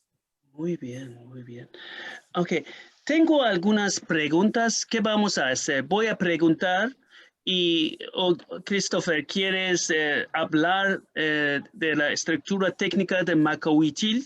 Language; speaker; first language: Spanish; non-native, fluent; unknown